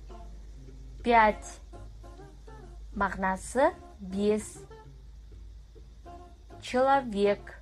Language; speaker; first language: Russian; non-native, fluent; Kazakh